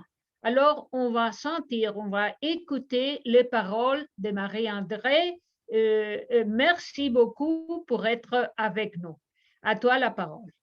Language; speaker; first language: French; non-native, fluent; Spanish